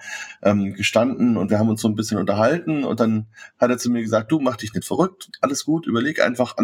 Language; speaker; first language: German; native; German